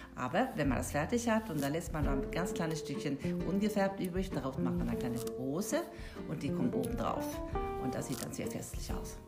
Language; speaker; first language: German; non-native, fluent; Swedish